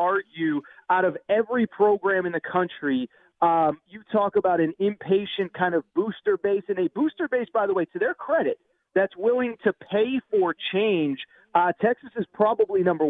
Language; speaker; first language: English; native; English